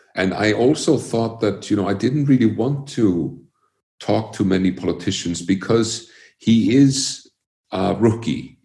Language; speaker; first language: English; early bilingual, other home language; Icelandic